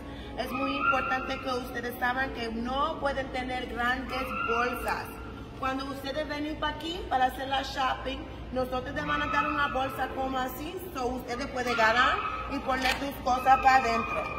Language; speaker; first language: Spanish; early bilingual, heritage; English